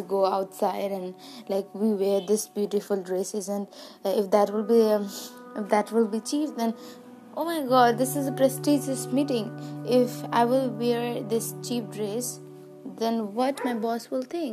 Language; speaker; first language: English; non-native, local second language; Nepali